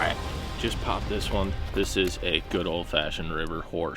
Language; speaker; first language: English; native; English